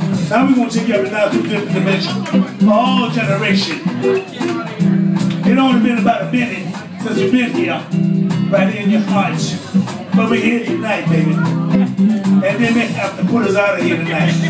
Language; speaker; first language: English; early bilingual, other home language; French